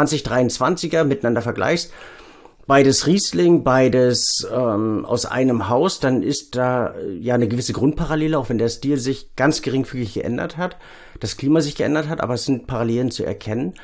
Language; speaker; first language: German; native; German